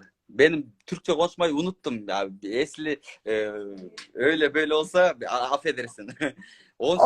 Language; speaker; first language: Turkish; non-native, learner; Kyrgyz